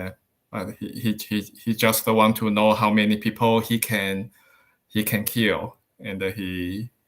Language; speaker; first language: English; non-native, learner; Chinese